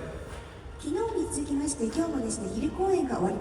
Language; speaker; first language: Japanese; native; Japanese